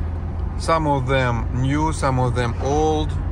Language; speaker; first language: English; non-native, learner; Russian